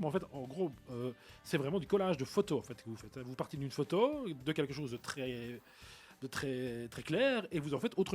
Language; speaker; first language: French; native; French